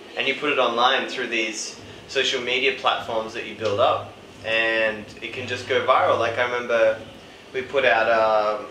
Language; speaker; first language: English; native; English